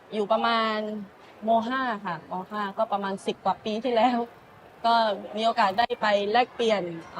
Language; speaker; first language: Thai; non-native, local second language; Malay